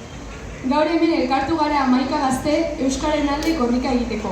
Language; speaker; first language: Basque; native; Basque